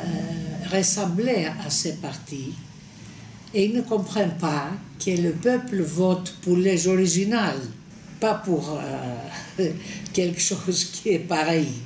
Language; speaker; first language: French; non-native, fluent; Greek